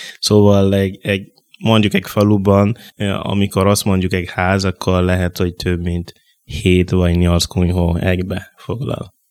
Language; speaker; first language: Hungarian; non-native, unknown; Mossi